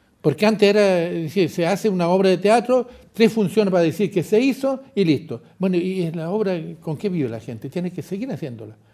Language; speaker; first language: Spanish; native; Spanish